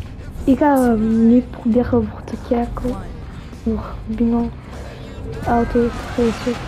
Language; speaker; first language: Dutch; non-native, local second language; French